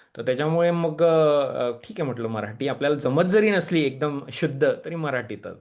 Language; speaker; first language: Marathi; native; Marathi